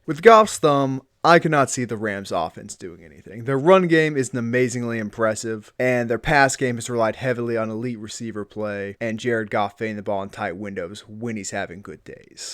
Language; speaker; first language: English; native; English